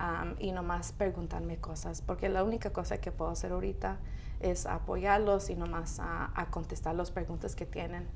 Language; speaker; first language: Spanish; early bilingual, heritage; Spanish